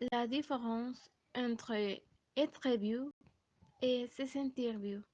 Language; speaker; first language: French; non-native, learner; Spanish